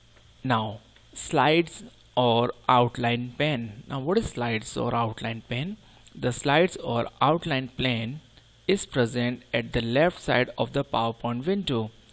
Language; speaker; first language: English; non-native, local second language; Hindi